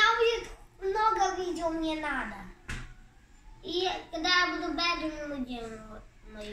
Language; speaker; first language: Russian; early bilingual, heritage; Russian